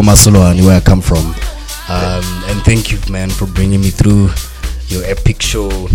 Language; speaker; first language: English; non-native, local second language; Southern Sotho